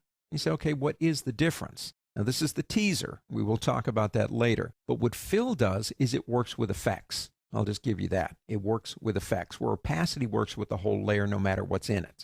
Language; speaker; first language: English; native; English